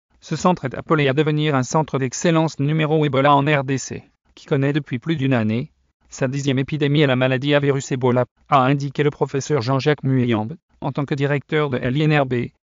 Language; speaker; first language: French; non-native, local second language; Lingala